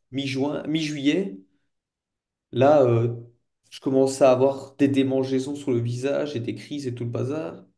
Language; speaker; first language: French; native; French